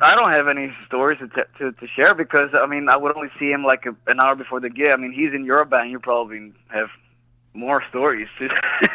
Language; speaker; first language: English; non-native, fluent; Greek